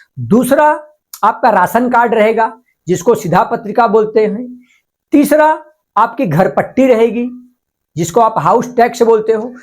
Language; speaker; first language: Hindi; non-native, local second language; Marathi